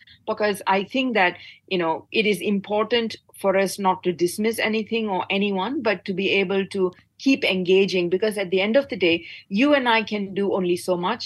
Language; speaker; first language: English; non-native, local second language; Tamil